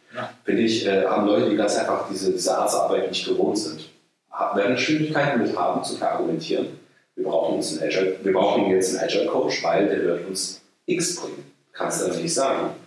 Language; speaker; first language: German; native; German